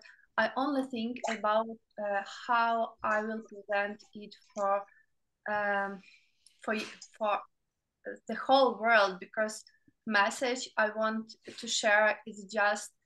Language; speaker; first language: English; non-native, learner; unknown